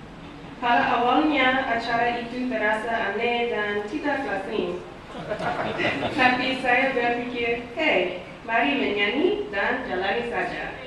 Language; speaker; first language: Indonesian; non-native, learner; English